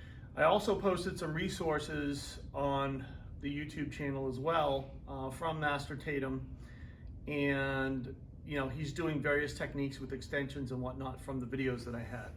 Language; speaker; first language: English; native; English